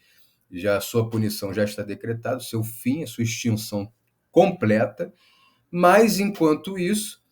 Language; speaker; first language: Portuguese; native; Portuguese